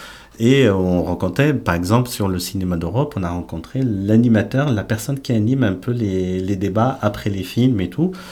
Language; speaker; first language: French; native; French